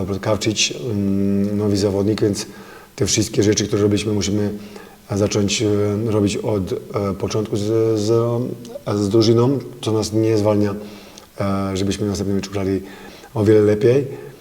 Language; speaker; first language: Polish; non-native, fluent; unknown